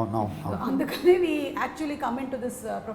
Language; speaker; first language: Telugu; native; Telugu